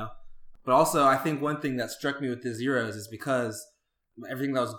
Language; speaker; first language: English; native; English